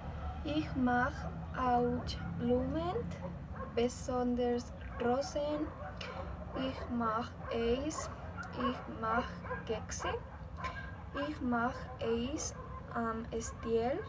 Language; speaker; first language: German; non-native, learner; Spanish